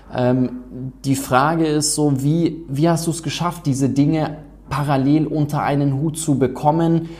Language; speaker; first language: German; native; German